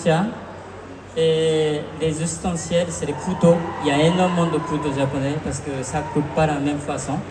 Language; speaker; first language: French; non-native, fluent; Japanese